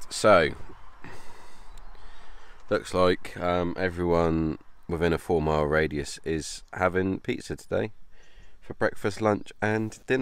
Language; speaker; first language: English; native; English